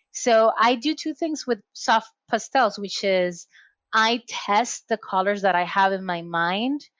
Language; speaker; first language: English; non-native, fluent; Spanish